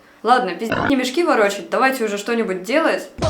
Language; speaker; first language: Russian; native; Russian